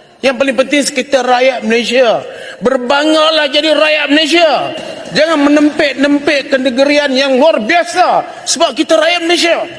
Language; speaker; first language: Malay; native; Malay